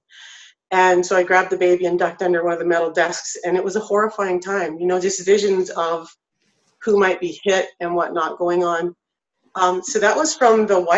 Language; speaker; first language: English; native; English